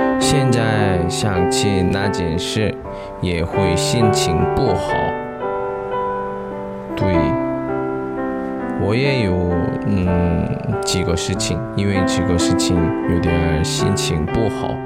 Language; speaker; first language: Chinese; non-native, learner; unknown